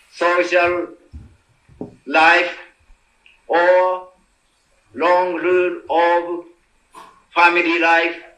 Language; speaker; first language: English; non-native, learner; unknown